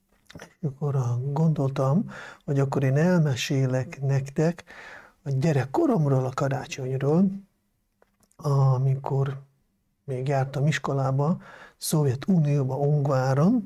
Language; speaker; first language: Hungarian; non-native, local second language; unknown